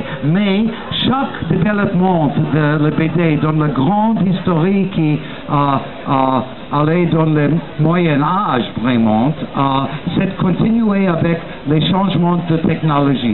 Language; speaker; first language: French; non-native, learner; English